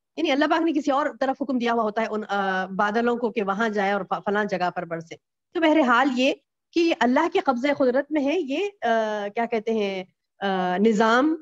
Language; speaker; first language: Hindi; native; Hindi